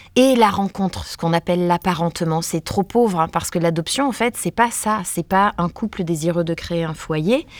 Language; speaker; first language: French; native; French